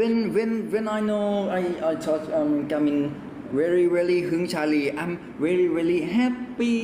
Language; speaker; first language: English; non-native, learner; Thai